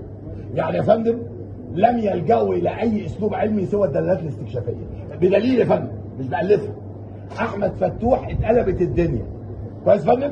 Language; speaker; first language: Arabic; native; Arabic